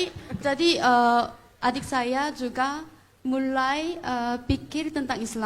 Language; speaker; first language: Indonesian; non-native, learner; Korean